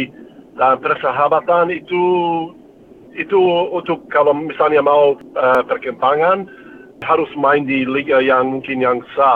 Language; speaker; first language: Indonesian; non-native, fluent; English